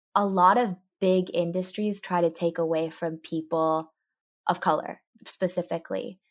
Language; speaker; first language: English; early bilingual, other home language; Japanese